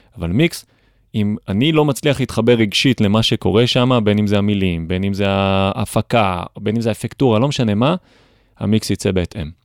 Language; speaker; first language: Hebrew; native; Hebrew